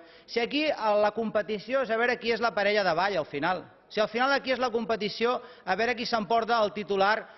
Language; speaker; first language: Catalan; native; Catalan